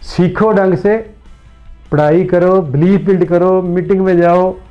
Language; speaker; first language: Hindi; non-native, local second language; Punjabi